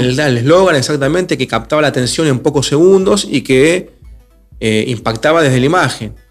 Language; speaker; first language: Spanish; native; Spanish